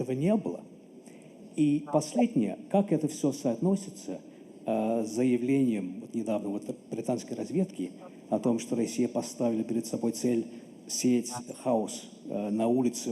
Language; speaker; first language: Russian; non-native, fluent; English